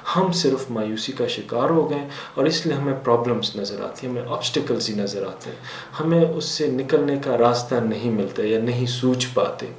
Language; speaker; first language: Urdu; non-native, local second language; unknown